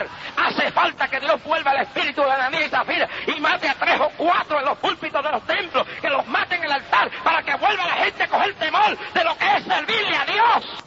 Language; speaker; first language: Spanish; native; Spanish